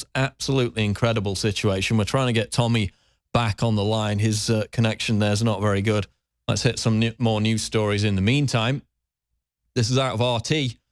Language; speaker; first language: English; native; English